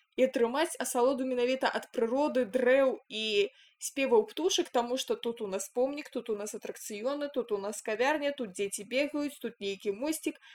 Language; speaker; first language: Belarusian; non-native, local second language; Russian